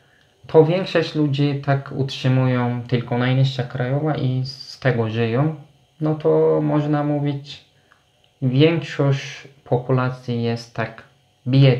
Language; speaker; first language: Polish; non-native, fluent; Turkish